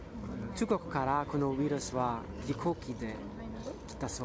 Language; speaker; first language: Japanese; non-native, learner; German